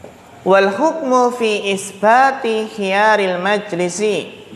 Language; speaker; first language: Arabic; non-native, fluent; Indonesian